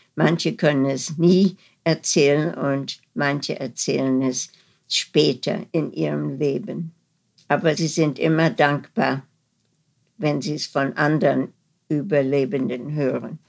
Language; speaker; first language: German; early bilingual, heritage; German